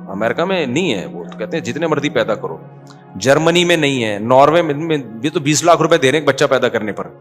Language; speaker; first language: Urdu; native; Urdu